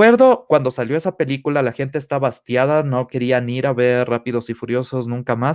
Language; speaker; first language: Spanish; native; Spanish